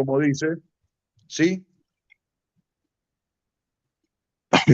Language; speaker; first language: Spanish; native; Spanish